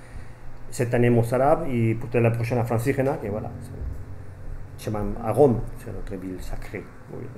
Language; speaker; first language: French; non-native, fluent; Spanish